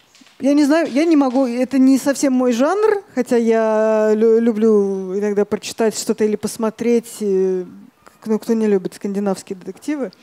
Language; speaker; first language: Russian; native; Russian